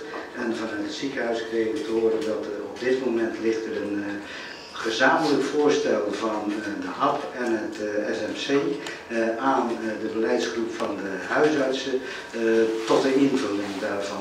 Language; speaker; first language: Dutch; native; Dutch